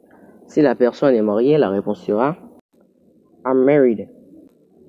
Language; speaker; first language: French; non-native, local second language; Haitian Creole